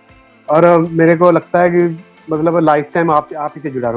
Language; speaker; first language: Hindi; native; Hindi